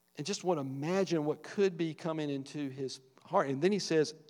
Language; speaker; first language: English; native; English